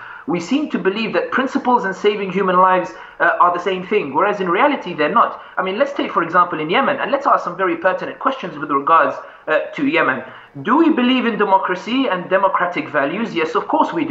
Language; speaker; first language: English; native; English